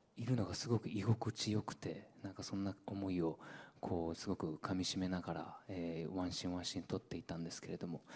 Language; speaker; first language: Japanese; early bilingual, other home language; Burmese